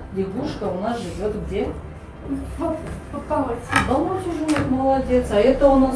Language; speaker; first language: Russian; non-native, local second language; Kyrgyz